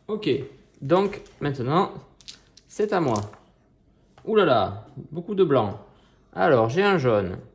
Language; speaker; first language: French; native; French